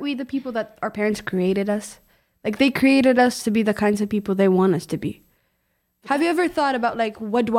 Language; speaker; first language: English; non-native, fluent; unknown